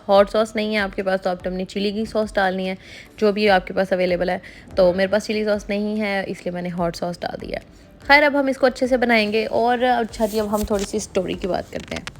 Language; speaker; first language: Urdu; native; Urdu